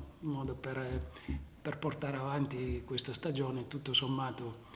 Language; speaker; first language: Italian; native; Italian